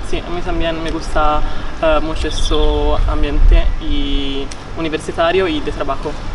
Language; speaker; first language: Spanish; non-native, learner; Italian